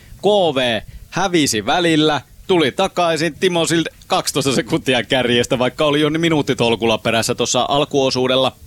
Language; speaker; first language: Finnish; native; Finnish